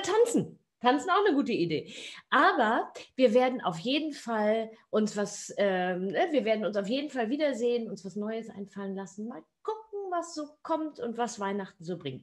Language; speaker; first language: German; native; German